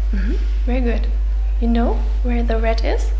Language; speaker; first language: English; non-native, fluent; German